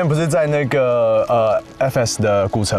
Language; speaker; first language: Chinese; native; Chinese